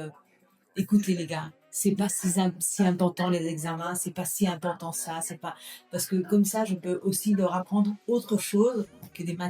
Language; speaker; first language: French; non-native, fluent; Spanish